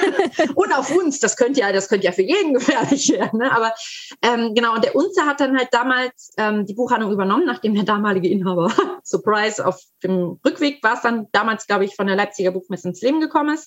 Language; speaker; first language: German; native; German